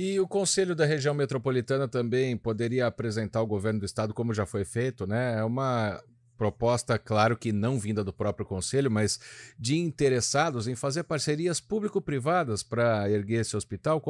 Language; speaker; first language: Portuguese; native; Portuguese